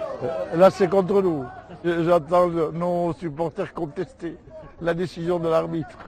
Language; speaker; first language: French; native; French